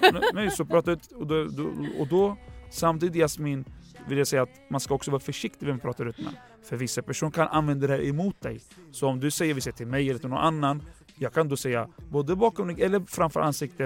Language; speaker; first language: Swedish; non-native, fluent; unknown